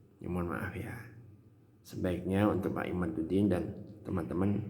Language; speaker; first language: Indonesian; native; Indonesian